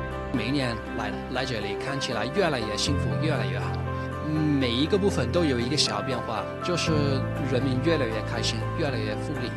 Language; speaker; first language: Chinese; non-native, fluent; English